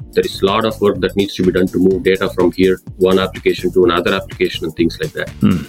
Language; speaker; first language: English; non-native, local second language; Tamil